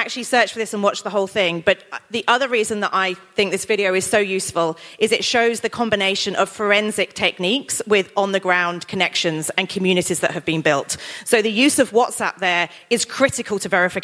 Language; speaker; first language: English; native; English